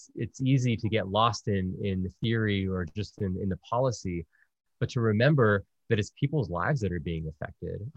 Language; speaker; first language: English; early bilingual, other home language; Spanish